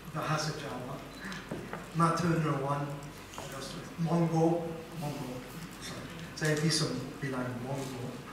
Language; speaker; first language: Indonesian; non-native, learner; English